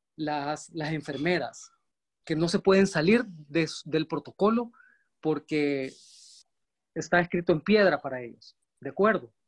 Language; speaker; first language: Spanish; native; Spanish